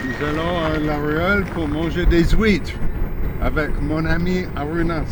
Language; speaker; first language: French; non-native, fluent; English